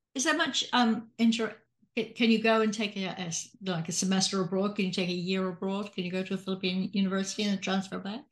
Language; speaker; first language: English; native; English